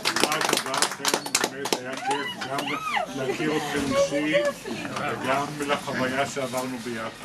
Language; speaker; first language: Hebrew; native; Hebrew